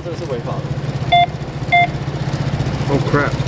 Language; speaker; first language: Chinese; non-native, fluent; English